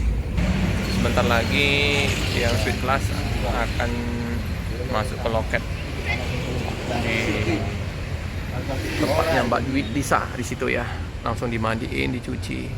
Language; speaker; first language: Indonesian; native; Indonesian